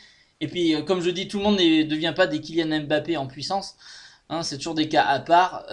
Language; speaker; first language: French; native; French